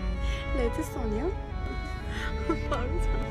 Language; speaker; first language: Korean; native; Korean